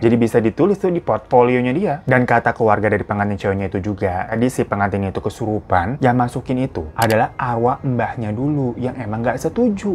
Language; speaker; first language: Indonesian; native; Indonesian